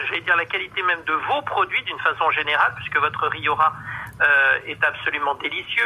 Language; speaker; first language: French; native; French